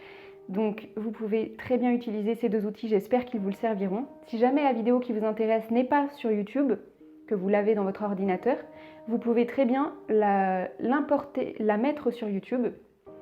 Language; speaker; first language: French; native; French